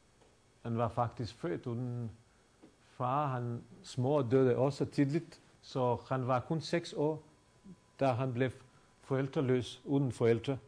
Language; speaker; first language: Danish; non-native, fluent; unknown